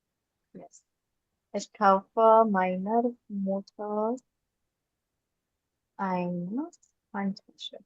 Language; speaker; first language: German; non-native, fluent; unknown